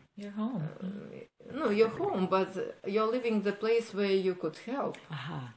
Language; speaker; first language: English; non-native, fluent; Ukrainian